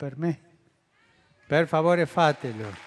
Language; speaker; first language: Italian; non-native, fluent; Spanish